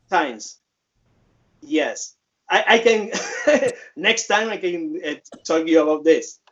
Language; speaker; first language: English; non-native, fluent; Spanish